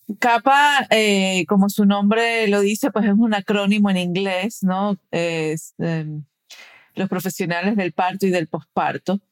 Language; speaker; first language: Spanish; early bilingual, heritage; Spanish